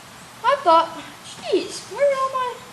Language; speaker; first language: English; native; English